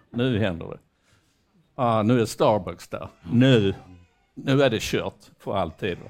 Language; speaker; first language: Swedish; native; Swedish